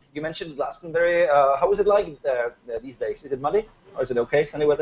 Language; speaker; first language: English; non-native, fluent; Czech